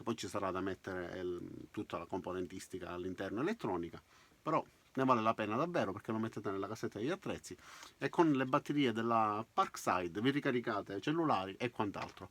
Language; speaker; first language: Italian; native; Italian